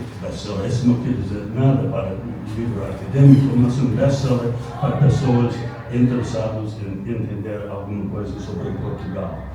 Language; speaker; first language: Portuguese; non-native, fluent; English